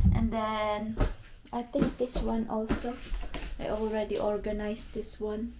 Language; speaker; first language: English; non-native, local second language; Filipino